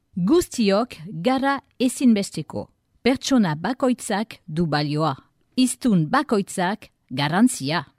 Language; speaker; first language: Basque; non-native, local second language; French